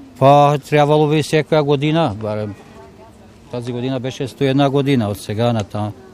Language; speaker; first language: Bulgarian; native; Bulgarian